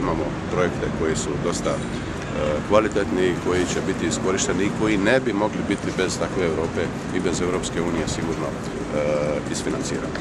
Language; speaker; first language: Croatian; native; Croatian